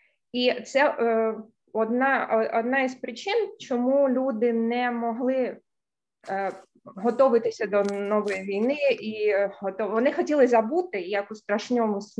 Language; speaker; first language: Ukrainian; non-native, local second language; Russian